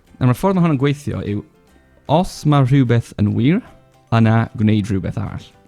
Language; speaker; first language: Welsh; non-native, local second language; English